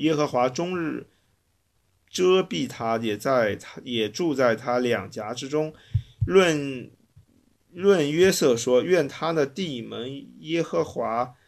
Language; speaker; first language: Chinese; native; Chinese